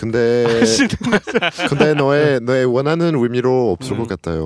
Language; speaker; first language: Korean; non-native, learner; French